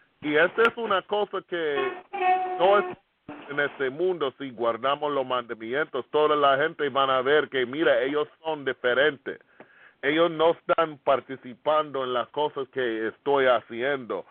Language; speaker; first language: Spanish; non-native, fluent; English